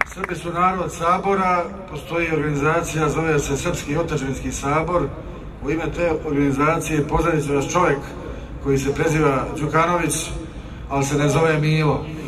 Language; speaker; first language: Bosnian; native; Bosnian